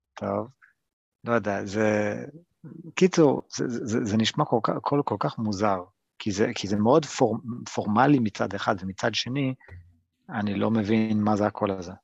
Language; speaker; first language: Hebrew; early bilingual, other home language; English